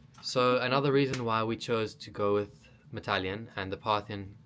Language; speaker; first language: English; native; English